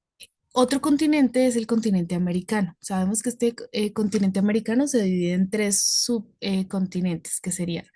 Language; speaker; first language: Spanish; native; Spanish